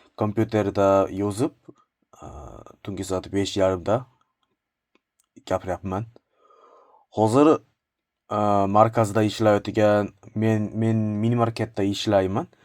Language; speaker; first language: Uzbek; non-native, learner; Korean